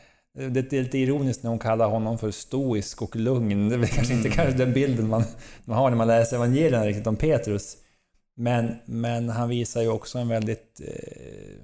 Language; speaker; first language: Swedish; native; Swedish